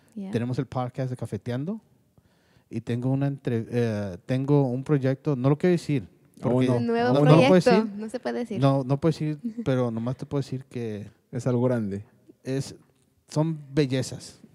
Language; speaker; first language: Spanish; early bilingual, heritage; Spanish